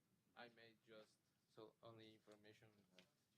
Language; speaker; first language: English; non-native, learner; Spanish